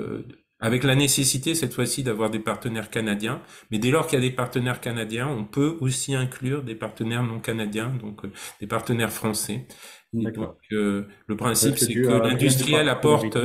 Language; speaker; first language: French; native; French